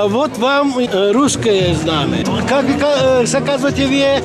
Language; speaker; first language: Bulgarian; non-native, fluent; Russian